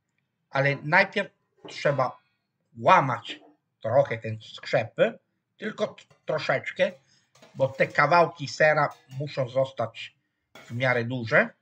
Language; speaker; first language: Polish; non-native, fluent; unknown